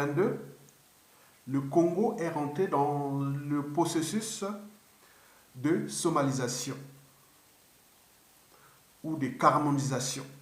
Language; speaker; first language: French; non-native, local second language; Lingala